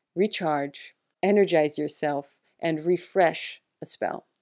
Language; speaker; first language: English; non-native, fluent; French